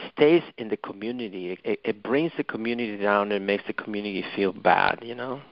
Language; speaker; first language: English; non-native, fluent; Spanish